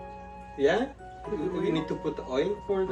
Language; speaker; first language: English; non-native, local second language; Filipino